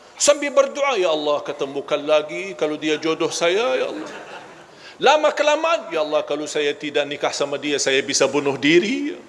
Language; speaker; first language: Malay; non-native, fluent; Arabic